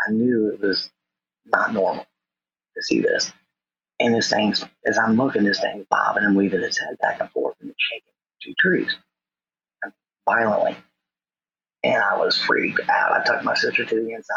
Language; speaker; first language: English; native; English